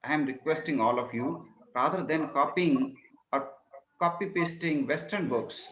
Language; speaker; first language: English; non-native, local second language; Hindi